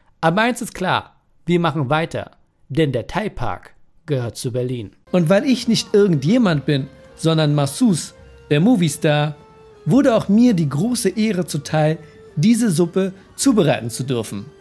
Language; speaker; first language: German; native; German